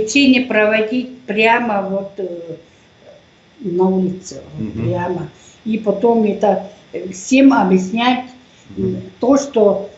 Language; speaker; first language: Russian; non-native, local second language; Tuvinian